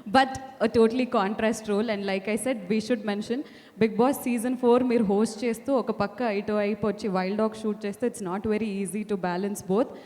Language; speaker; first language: Telugu; native; Telugu